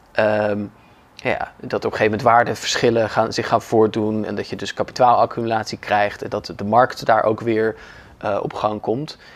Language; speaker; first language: Dutch; native; Dutch